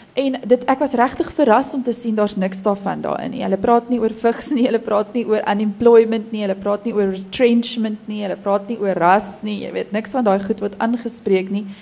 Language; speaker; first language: Afrikaans; native; Afrikaans